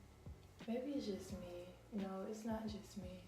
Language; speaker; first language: English; native; English